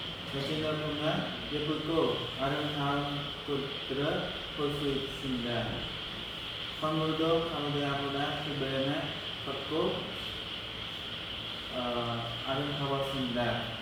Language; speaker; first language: Korean; non-native, learner; Khmer